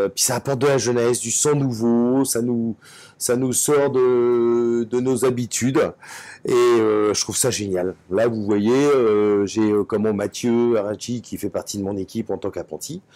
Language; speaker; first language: French; native; French